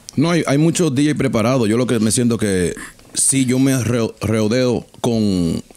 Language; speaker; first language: Spanish; early bilingual, heritage; Spanish